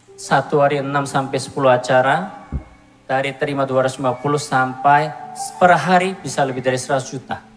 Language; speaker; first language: Indonesian; non-native, fluent; Korean